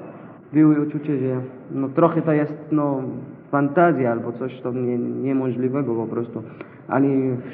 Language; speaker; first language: Polish; non-native, learner; Arabic